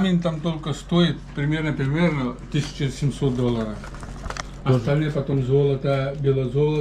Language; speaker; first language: Russian; non-native, learner; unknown